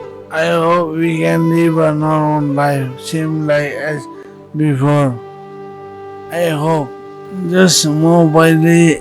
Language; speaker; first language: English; non-native, learner; Nepali